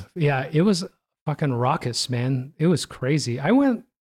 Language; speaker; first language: English; early bilingual, other home language; Korean